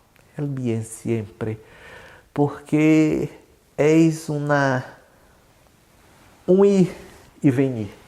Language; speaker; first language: Spanish; non-native, learner; Portuguese